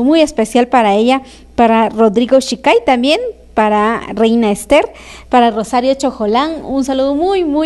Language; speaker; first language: Spanish; native; Spanish